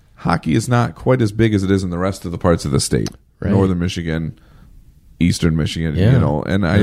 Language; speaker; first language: English; native; English